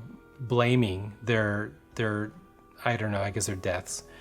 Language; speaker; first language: English; native; English